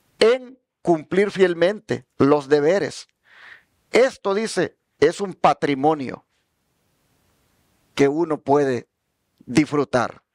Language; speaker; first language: Spanish; native; Spanish